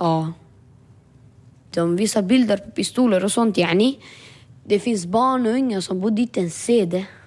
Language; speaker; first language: Swedish; early bilingual, other home language; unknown